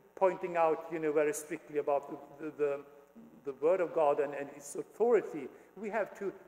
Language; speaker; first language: English; non-native, fluent; Swedish